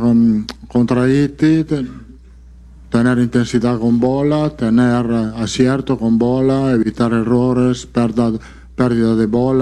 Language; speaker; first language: Portuguese; non-native, fluent; Italian